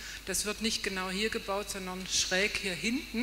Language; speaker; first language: German; native; German